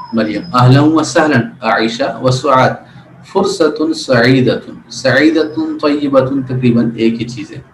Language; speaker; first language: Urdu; native; Urdu